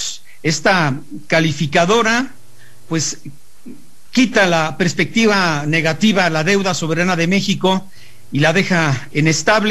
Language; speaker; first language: Spanish; native; Spanish